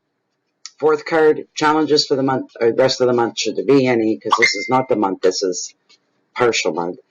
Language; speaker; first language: English; native; English